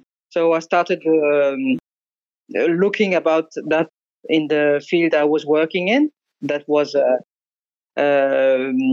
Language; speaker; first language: English; non-native, fluent; French